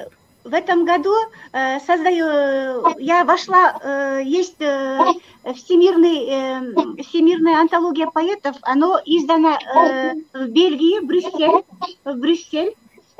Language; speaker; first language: Russian; non-native, local second language; Kyrgyz